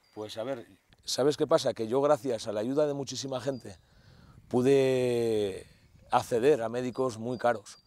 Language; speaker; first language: Spanish; native; Spanish